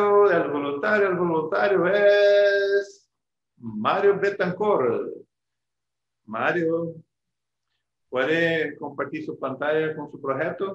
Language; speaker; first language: Portuguese; non-native, learner; Spanish